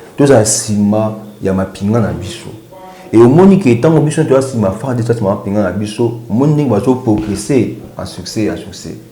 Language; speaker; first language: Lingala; native; Lingala